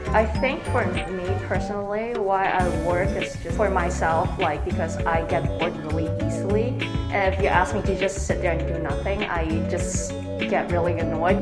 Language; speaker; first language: English; native; English